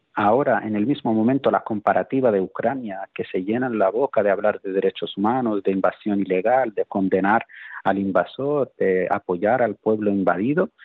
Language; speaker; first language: Spanish; native; Spanish